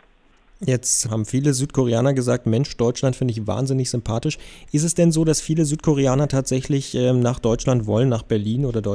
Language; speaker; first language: German; native; German